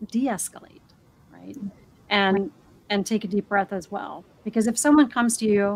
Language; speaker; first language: English; native; English